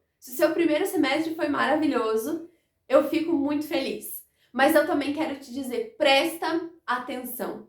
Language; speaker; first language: Portuguese; native; Portuguese